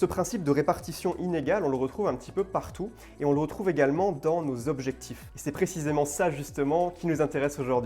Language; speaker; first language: French; native; French